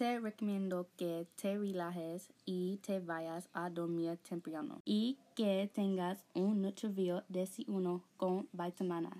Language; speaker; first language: Spanish; non-native, learner; English